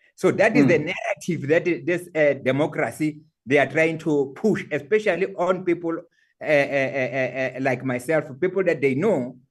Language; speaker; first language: English; non-native, local second language; Southern Sotho